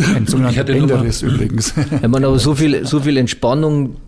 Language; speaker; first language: German; native; German